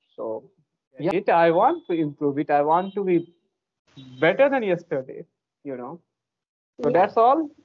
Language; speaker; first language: English; non-native, local second language; Hindi